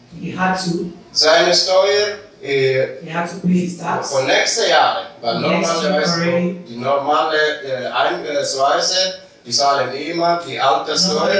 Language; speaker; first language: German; non-native, learner; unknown